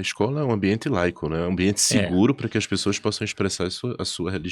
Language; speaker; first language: Portuguese; native; Portuguese